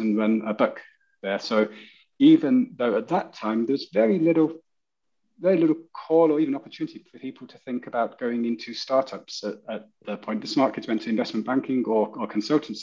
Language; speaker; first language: English; native; English